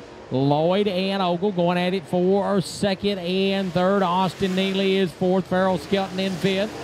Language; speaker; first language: English; native; English